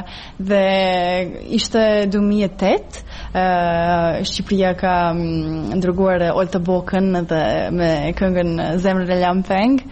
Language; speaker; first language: Albanian; non-native, fluent; Serbian